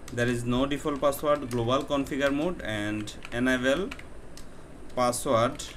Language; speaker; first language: English; non-native, local second language; Bangla